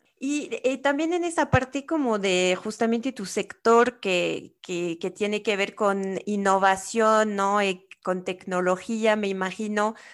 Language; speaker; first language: Spanish; non-native, fluent; French